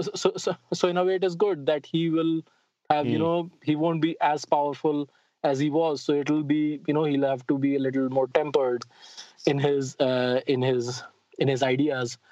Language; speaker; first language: English; non-native, local second language; Hindi